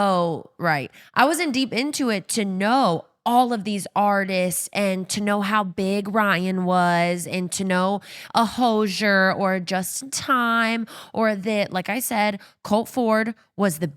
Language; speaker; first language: English; native; English